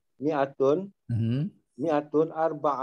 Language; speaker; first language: Arabic; non-native, learner; Malay